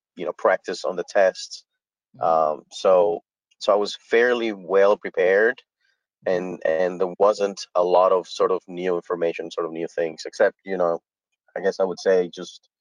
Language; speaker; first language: English; early bilingual, other home language; Spanish